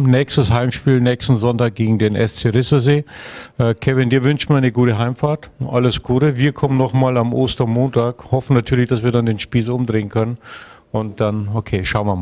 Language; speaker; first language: German; native; German